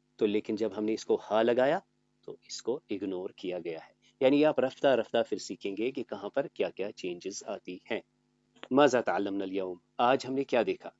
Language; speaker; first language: Urdu; native; Urdu